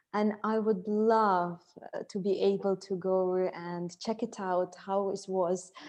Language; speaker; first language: English; non-native, fluent; Russian